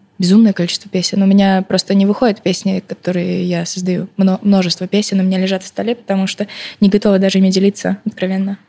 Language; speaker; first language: Russian; early bilingual, other home language; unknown